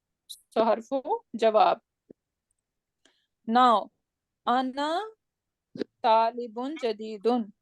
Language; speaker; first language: Arabic; non-native, fluent; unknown